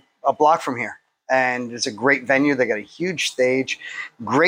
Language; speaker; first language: English; native; English